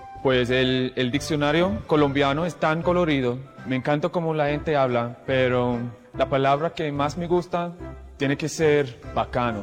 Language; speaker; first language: Spanish; non-native, fluent; English